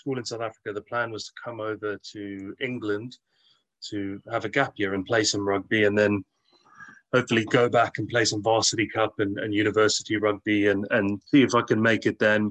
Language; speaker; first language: English; native; English